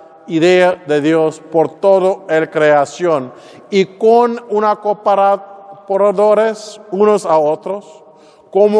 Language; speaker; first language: Spanish; non-native, fluent; English